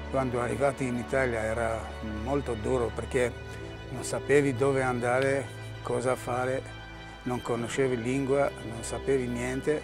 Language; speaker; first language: Italian; non-native, learner; Armenian